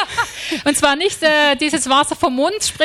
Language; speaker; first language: German; native; German